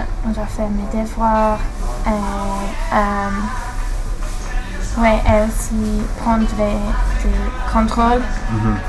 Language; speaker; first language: French; non-native, learner; English